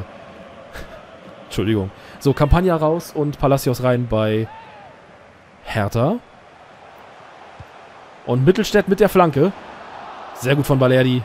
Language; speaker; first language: German; native; German